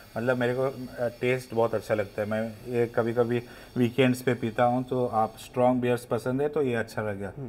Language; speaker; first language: Hindi; non-native, local second language; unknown